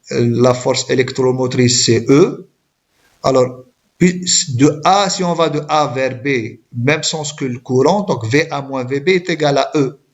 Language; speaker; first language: French; non-native, local second language; Arabic